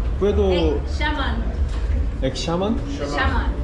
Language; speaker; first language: Spanish; non-native, learner; Korean